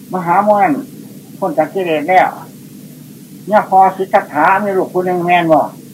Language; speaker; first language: Thai; native; Thai